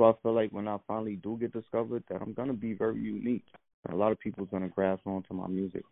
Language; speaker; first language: English; native; English